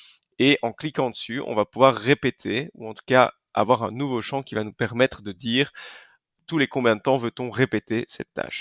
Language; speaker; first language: French; native; French